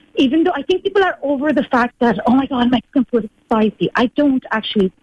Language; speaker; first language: English; non-native, fluent; Spanish